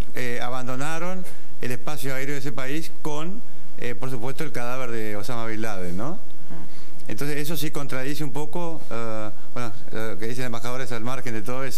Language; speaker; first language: Spanish; native; Spanish